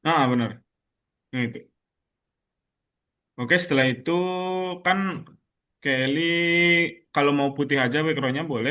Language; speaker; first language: Indonesian; native; Indonesian